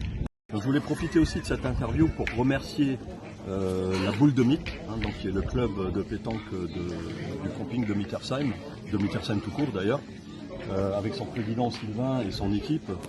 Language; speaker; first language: French; native; French